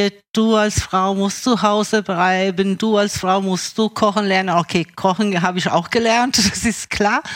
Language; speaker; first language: German; early bilingual, other home language; Italian